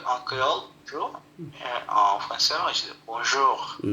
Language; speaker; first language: French; non-native, local second language; Haitian Creole